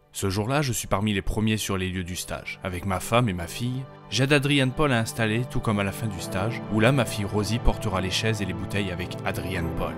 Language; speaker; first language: French; native; French